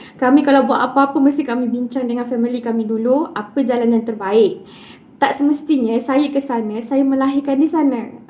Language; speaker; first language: Malay; native; Malay